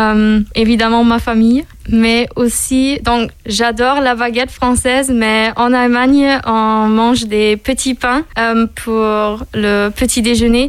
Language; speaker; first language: French; non-native, fluent; German